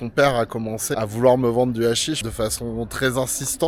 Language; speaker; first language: French; native; French